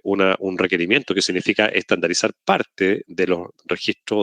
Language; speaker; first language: Spanish; native; Spanish